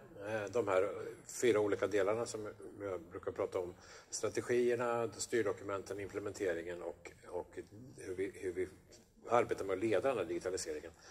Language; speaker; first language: Swedish; native; Swedish